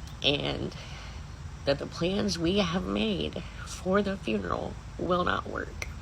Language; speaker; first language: English; native; English